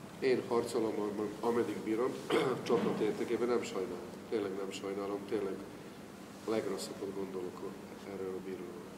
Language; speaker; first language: Hungarian; non-native, fluent; Serbian